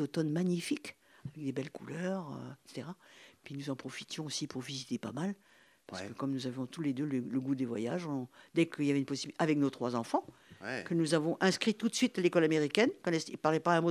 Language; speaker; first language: French; native; French